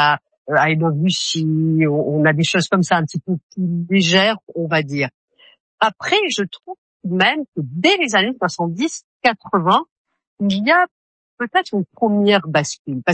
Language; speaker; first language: French; native; French